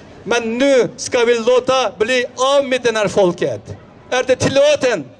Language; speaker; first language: Swedish; non-native, fluent; Uyghur